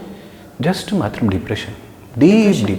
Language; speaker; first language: Telugu; non-native, local second language; Hindi